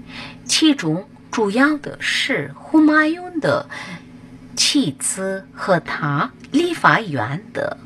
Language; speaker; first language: Chinese; non-native, learner; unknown